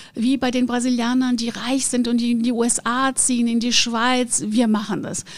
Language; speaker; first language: German; non-native, fluent; Portuguese